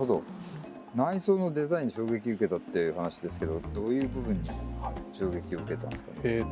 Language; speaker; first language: Japanese; native; Japanese